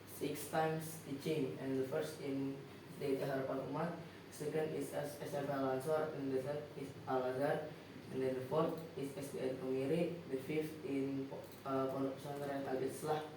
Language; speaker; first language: English; non-native, learner; Indonesian